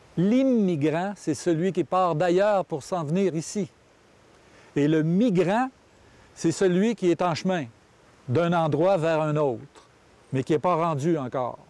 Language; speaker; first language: French; native; French